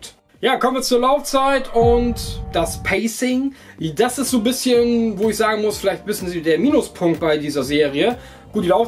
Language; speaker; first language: German; native; German